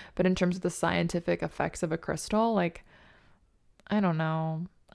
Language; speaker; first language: English; native; English